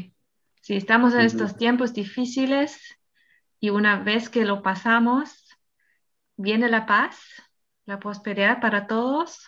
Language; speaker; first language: Spanish; non-native, fluent; German